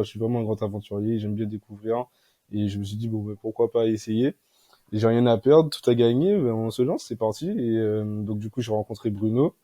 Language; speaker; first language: French; native; French